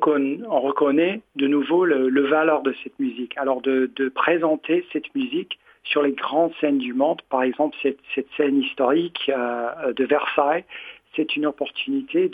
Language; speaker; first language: French; non-native, fluent; English